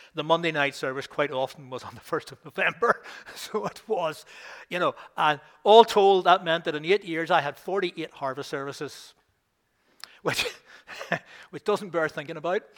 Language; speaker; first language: English; native; English